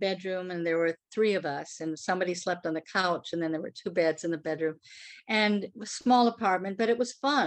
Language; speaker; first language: English; native; English